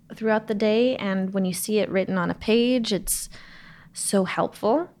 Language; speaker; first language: English; native; English